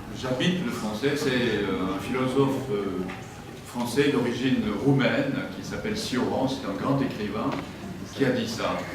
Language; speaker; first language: French; non-native, fluent; Japanese